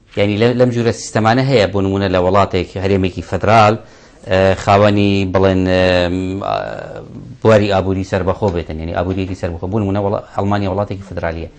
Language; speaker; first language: Central Kurdish; non-native, local second language; Kurdish